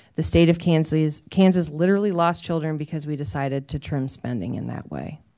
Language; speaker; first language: English; native; English